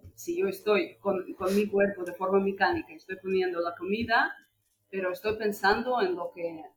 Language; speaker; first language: Spanish; non-native, fluent; Russian